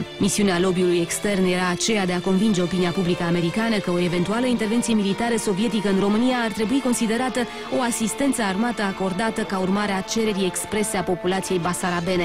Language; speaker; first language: Romanian; native; Romanian